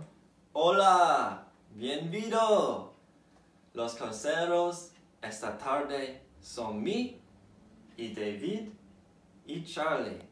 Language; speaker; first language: Spanish; non-native, learner; English